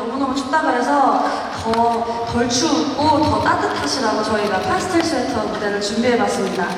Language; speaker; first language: Korean; native; Korean